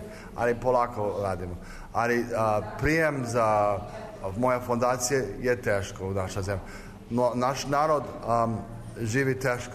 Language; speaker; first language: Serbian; early bilingual, heritage; English